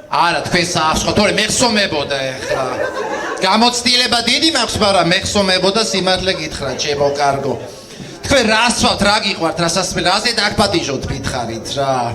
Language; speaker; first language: Georgian; native; Georgian